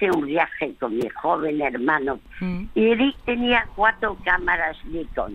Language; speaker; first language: Spanish; early bilingual, other home language; French